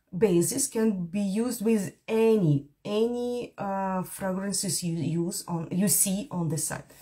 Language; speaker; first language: English; non-native, fluent; Ukrainian